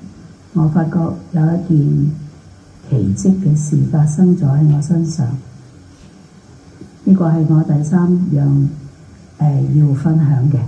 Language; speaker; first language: Cantonese; native; Cantonese